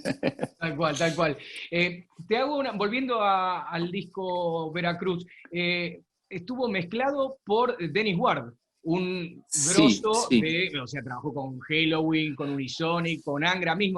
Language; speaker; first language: Spanish; native; Spanish